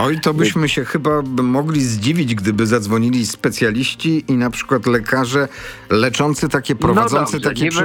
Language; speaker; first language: Polish; native; Polish